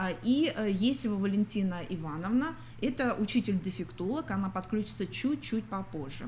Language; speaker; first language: Russian; native; Russian